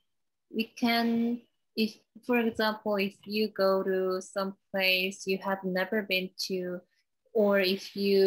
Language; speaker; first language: English; non-native, learner; Korean